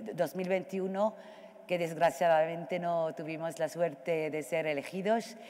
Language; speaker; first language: Spanish; non-native, fluent; Arabic